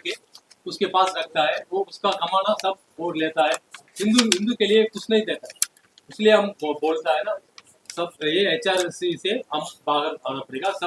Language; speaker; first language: Hindi; non-native, learner; Tamil